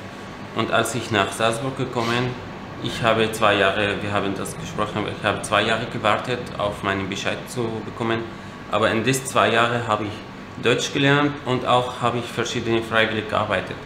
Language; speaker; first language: German; non-native, learner; Arabic